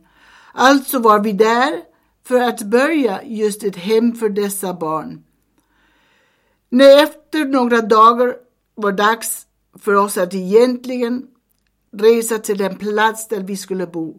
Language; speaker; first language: Swedish; early bilingual, heritage; Swedish